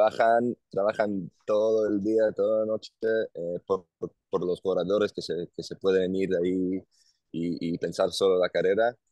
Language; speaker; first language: Spanish; non-native, learner; Hebrew